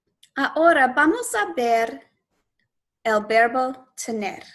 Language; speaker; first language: Spanish; non-native, fluent; English